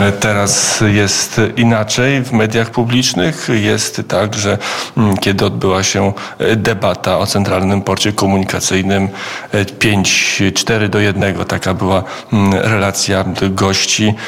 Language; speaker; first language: Polish; native; Polish